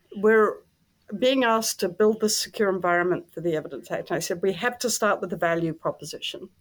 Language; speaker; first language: English; native; English